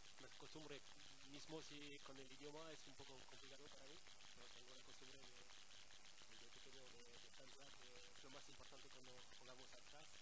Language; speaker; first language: Spanish; non-native, learner; French